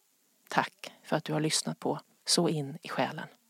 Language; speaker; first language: Swedish; native; Swedish